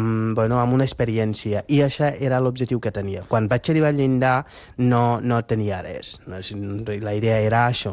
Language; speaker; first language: Catalan; non-native, fluent; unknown